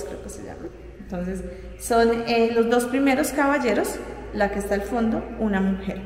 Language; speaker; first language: Spanish; native; Spanish